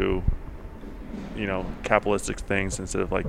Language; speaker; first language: English; early bilingual, other home language; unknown